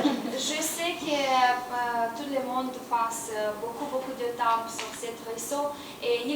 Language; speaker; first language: French; non-native, learner; Romanian